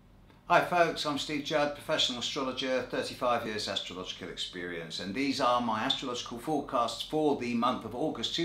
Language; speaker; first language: English; native; English